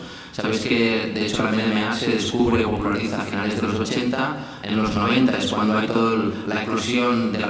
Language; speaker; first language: Spanish; native; Spanish